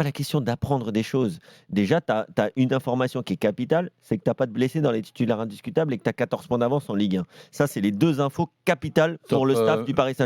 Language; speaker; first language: French; native; French